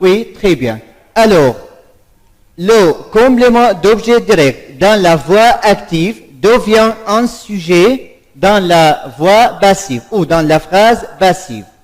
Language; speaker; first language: French; non-native, fluent; Arabic